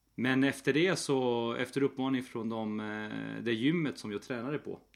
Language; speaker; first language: Swedish; early bilingual, other home language; Spanish